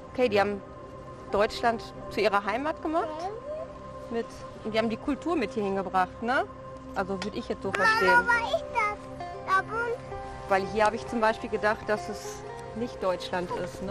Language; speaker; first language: German; native; German